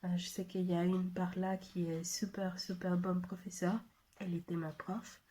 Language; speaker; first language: French; non-native, fluent; Spanish